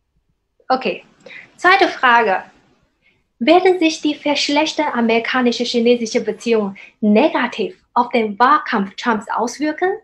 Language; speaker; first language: German; non-native, fluent; Chinese